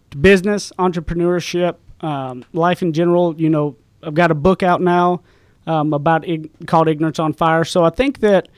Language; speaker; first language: English; native; English